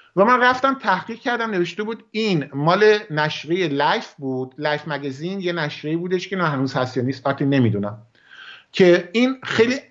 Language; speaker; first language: Persian; native; Persian